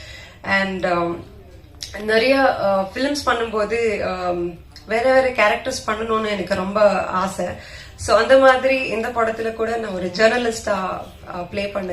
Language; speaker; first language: Tamil; non-native, fluent; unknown